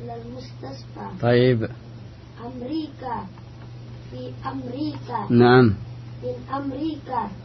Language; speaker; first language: Arabic; non-native, learner; Indonesian